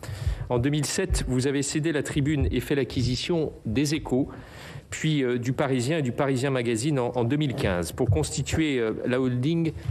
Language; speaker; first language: French; native; French